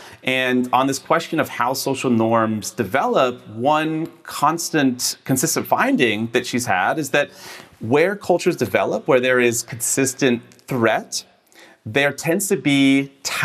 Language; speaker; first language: English; native; English